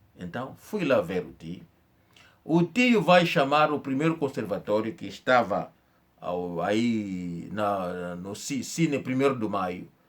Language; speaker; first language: Portuguese; non-native, fluent; Kongo